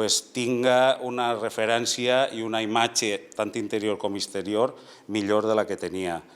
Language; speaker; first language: Catalan; native; Catalan